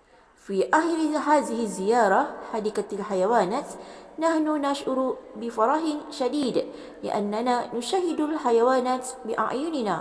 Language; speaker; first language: Arabic; non-native, fluent; Malay